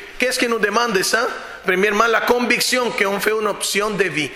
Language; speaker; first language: French; non-native, fluent; Spanish